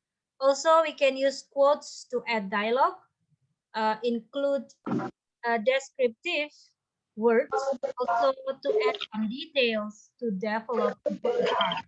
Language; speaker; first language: English; non-native, fluent; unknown